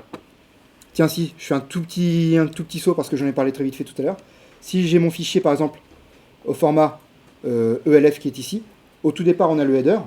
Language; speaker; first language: French; native; French